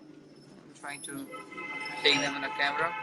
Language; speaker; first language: English; non-native, fluent; Urdu